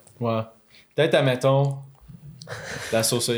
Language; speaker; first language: French; native; French